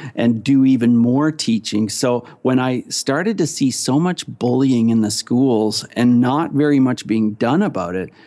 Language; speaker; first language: English; native; English